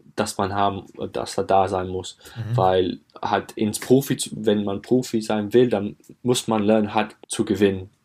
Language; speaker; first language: German; non-native, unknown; English